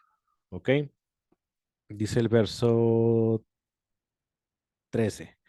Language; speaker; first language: Spanish; native; Spanish